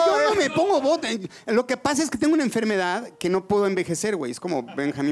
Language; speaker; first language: Spanish; native; Spanish